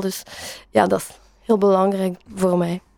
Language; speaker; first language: Dutch; non-native, learner; French